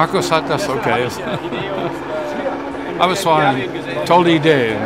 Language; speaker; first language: German; non-native, fluent; English